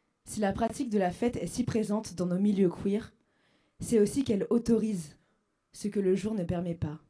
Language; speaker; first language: French; native; French